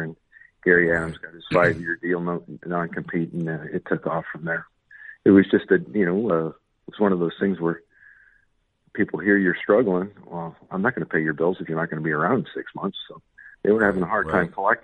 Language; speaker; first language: English; native; English